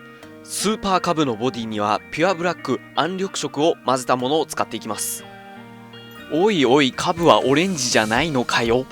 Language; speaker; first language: Japanese; native; Japanese